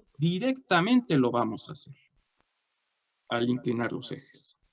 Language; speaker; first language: Spanish; native; Spanish